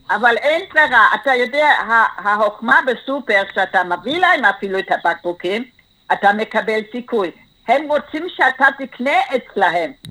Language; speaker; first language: Hebrew; non-native, fluent; German